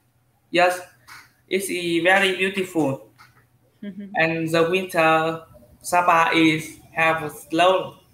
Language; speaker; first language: English; non-native, learner; Vietnamese